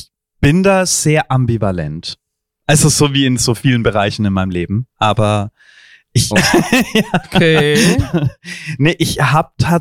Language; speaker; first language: German; native; German